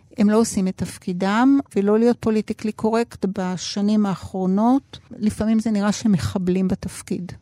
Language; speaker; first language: Hebrew; early bilingual, other home language; Spanish